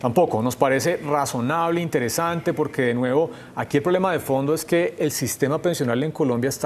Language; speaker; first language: Spanish; native; Spanish